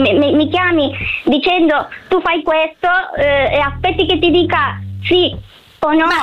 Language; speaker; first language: Italian; non-native, fluent; Spanish